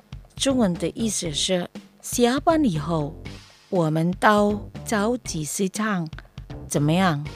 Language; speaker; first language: Chinese; early bilingual, heritage; Chinese